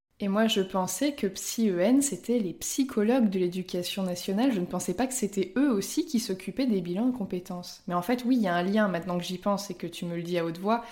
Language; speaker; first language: French; native; French